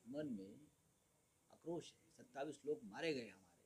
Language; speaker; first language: Hindi; non-native, local second language; Marathi